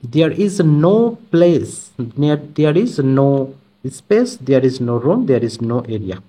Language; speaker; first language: English; non-native, local second language; Bangla